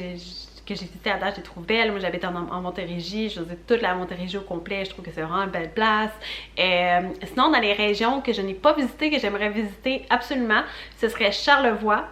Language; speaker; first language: French; native; French